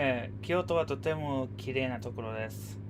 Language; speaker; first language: Japanese; non-native, learner; English